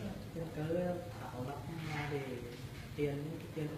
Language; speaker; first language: Chinese; non-native, learner; Vietnamese